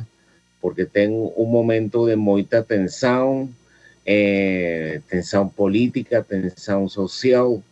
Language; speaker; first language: Portuguese; non-native, fluent; Spanish